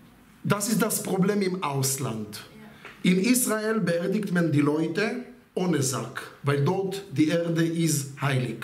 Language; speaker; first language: German; non-native, fluent; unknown